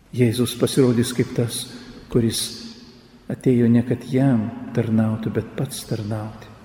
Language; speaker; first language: Lithuanian; native; Lithuanian